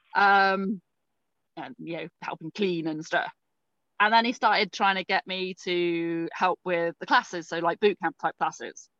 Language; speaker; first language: English; native; English